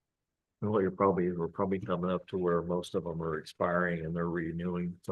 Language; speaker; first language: English; native; English